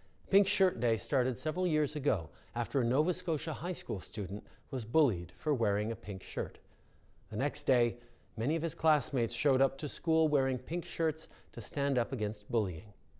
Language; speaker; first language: English; native; English